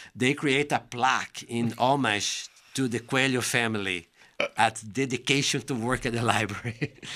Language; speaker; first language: English; non-native, fluent; Portuguese